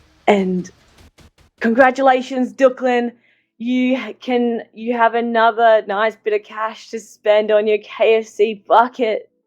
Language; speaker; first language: English; native; English